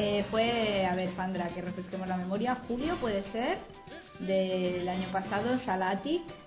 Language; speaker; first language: Spanish; native; Spanish